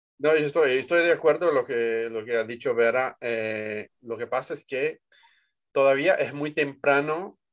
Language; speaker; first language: Spanish; non-native, fluent; Portuguese